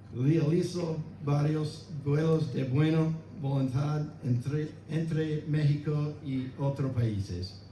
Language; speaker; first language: Spanish; non-native, learner; English